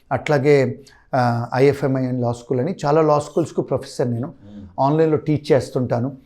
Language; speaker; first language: Telugu; native; Telugu